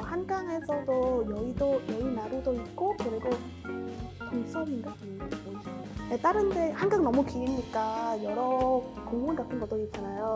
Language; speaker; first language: Korean; non-native, fluent; Vietnamese